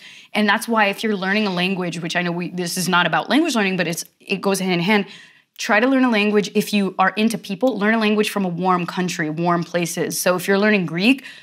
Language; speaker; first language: English; early bilingual, other home language; Portuguese